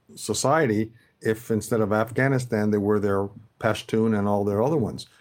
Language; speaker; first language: English; native; English